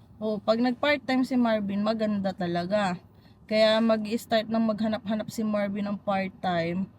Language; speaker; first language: Filipino; native; Filipino